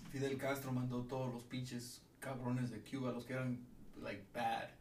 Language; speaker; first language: Spanish; early bilingual, heritage; Spanish